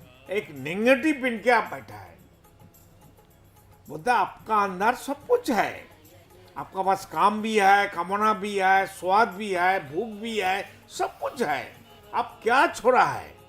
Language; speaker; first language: Hindi; non-native, local second language; Bangla